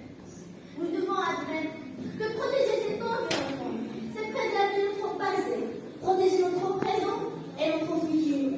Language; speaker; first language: French; non-native, local second language; Arabic